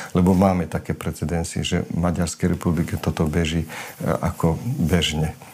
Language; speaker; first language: Slovak; non-native, local second language; Romany